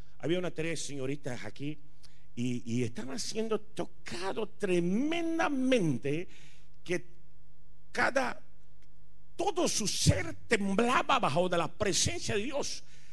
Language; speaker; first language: Spanish; non-native, fluent; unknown